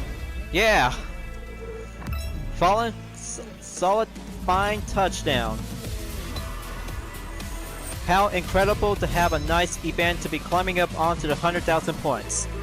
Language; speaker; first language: English; non-native, fluent; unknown